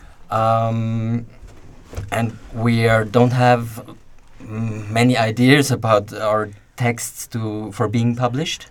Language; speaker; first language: English; non-native, fluent; German